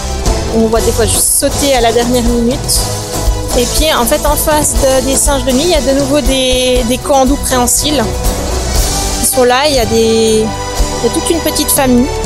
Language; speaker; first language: French; native; French